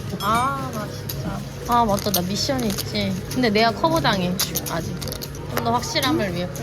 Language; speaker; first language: Korean; native; Korean